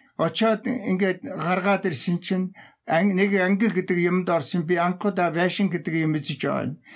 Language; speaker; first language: Mongolian; non-native, local second language; Tuvinian